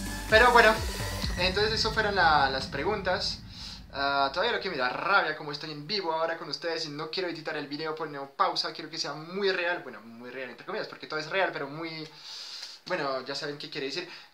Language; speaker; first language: Spanish; non-native, fluent; French